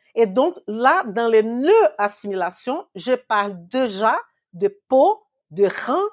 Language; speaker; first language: French; non-native, fluent; Portuguese